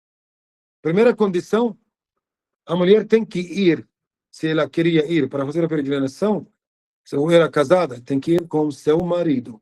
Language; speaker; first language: Portuguese; non-native, fluent; Arabic